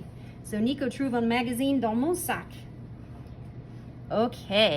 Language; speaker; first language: French; non-native, fluent; English